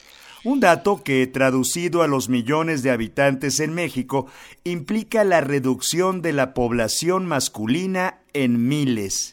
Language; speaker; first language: Spanish; native; Spanish